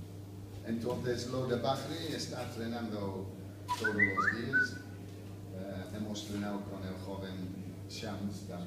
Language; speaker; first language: Spanish; non-native, fluent; English